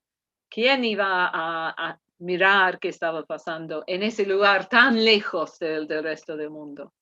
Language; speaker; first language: Spanish; non-native, fluent; English